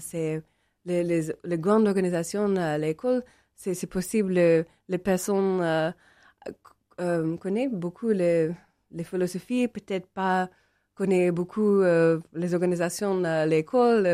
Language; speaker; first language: French; non-native, learner; English